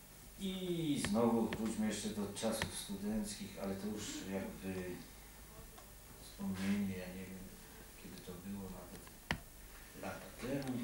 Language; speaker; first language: Polish; native; Polish